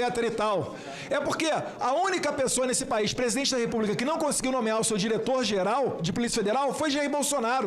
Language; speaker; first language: Portuguese; native; Portuguese